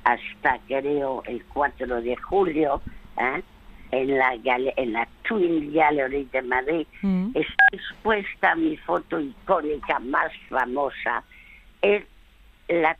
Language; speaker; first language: Spanish; early bilingual, other home language; French